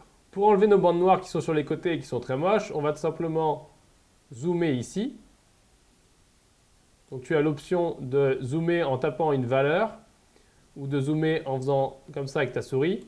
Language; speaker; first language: French; native; French